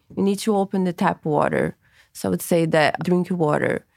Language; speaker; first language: English; non-native, fluent; Portuguese